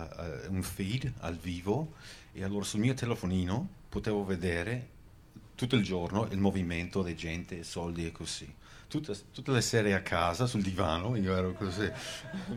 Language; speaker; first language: Italian; early bilingual, heritage; Venetian